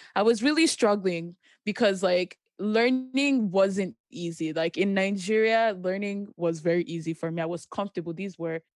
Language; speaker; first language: English; non-native, local second language; Yoruba